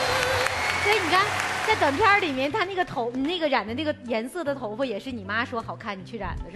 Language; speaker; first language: Chinese; native; Chinese